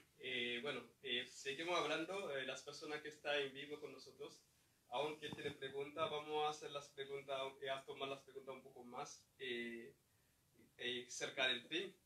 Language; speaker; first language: Spanish; non-native, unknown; Haitian Creole